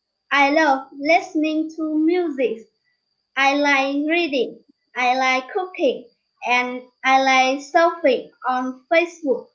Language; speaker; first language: English; non-native, learner; Vietnamese